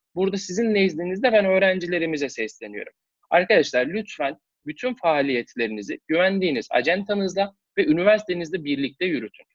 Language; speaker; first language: Turkish; native; Turkish